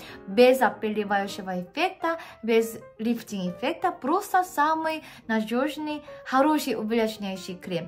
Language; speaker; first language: Russian; non-native, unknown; Korean